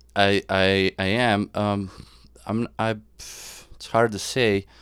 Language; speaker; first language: English; non-native, fluent; Serbian